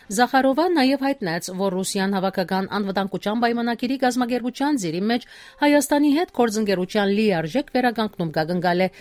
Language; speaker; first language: Armenian; early bilingual, heritage; Armenian